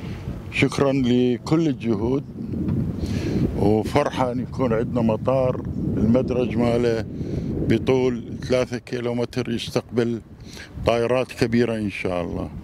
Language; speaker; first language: Arabic; native; Arabic